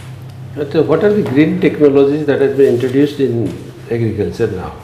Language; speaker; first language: English; non-native, local second language; Odia